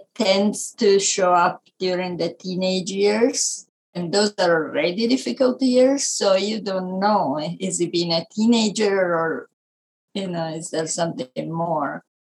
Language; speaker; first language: English; non-native, fluent; Italian